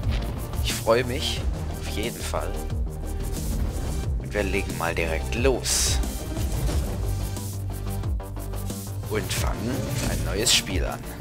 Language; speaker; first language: German; native; German